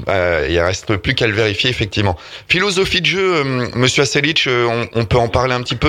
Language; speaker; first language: French; native; French